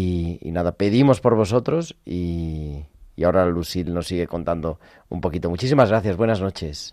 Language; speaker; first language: Spanish; native; Spanish